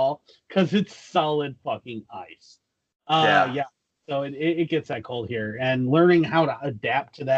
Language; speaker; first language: English; native; English